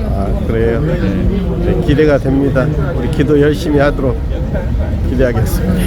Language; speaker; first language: Korean; native; Korean